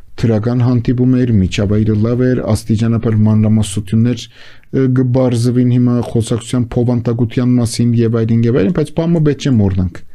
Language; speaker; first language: Armenian; native; Armenian